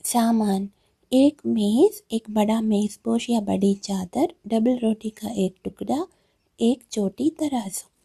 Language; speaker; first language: Hindi; non-native, local second language; Malayalam